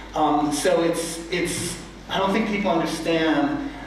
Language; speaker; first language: English; native; English